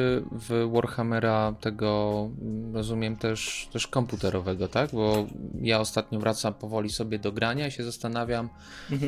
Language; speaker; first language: Polish; native; Polish